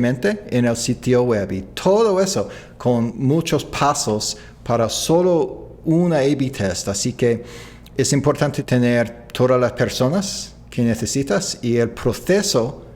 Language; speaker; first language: Spanish; non-native, fluent; English